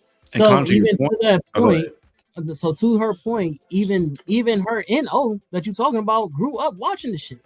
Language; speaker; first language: English; native; English